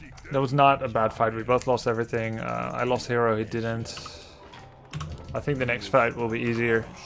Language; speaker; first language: English; non-native, fluent; Dutch